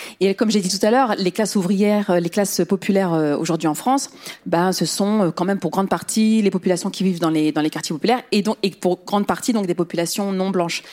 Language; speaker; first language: French; early bilingual, other home language; Riffian